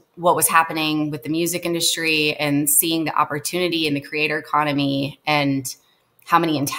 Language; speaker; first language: English; native; English